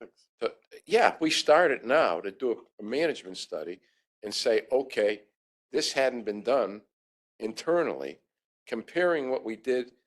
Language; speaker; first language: English; native; English